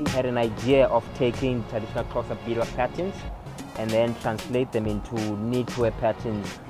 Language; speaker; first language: English; non-native, local second language; Xhosa